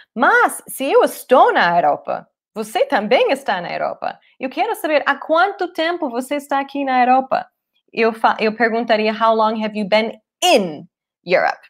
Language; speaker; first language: Portuguese; non-native, fluent; English